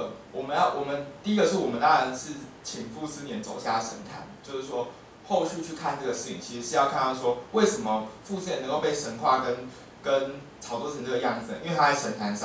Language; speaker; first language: Chinese; native; Chinese